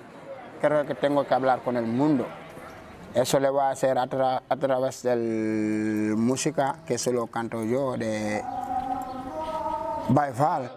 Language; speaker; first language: Spanish; non-native, learner; Wolof